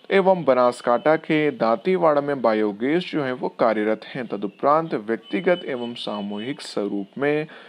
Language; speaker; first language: Hindi; non-native, local second language; Gujarati